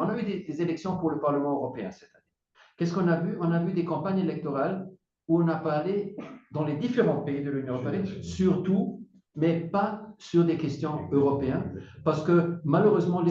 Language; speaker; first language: French; non-native, fluent; German